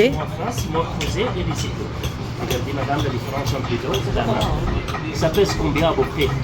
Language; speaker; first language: French; non-native, local second language; Arabic